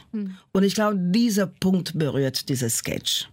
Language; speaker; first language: German; non-native, fluent; Portuguese